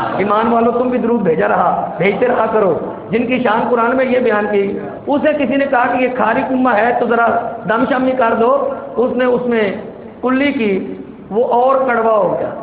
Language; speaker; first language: Urdu; non-native, local second language; Punjabi